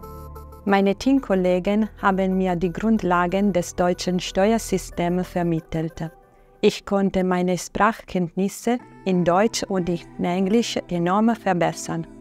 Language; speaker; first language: German; non-native, fluent; Italian